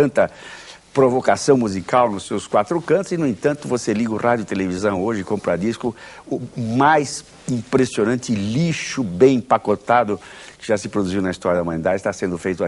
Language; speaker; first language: Portuguese; native; Portuguese